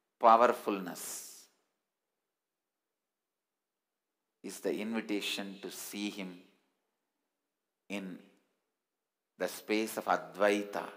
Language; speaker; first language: English; non-native, local second language; Tamil